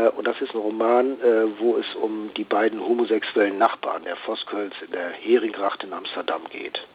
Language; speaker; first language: German; native; German